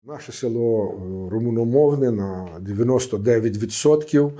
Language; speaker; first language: Ukrainian; non-native, local second language; Romanian